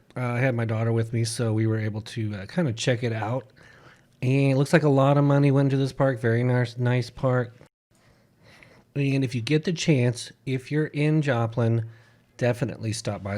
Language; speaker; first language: English; native; English